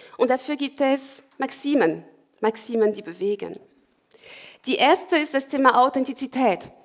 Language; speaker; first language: German; non-native, fluent; French